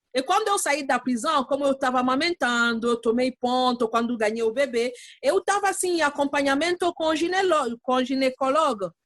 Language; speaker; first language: Portuguese; non-native, learner; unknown